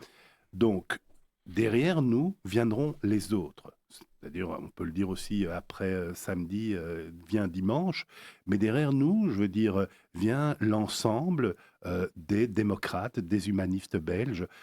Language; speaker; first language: French; native; French